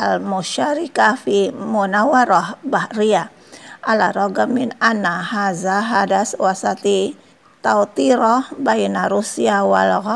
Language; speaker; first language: Arabic; non-native, fluent; Indonesian